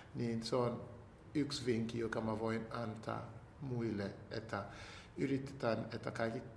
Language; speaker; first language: Finnish; non-native, fluent; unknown